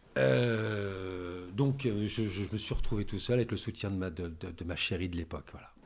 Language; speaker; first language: French; native; French